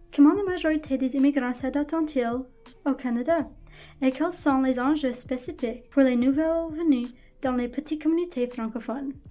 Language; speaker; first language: French; non-native, local second language; English